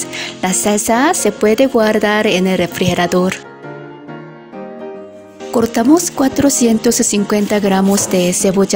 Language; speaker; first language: Spanish; non-native, fluent; Korean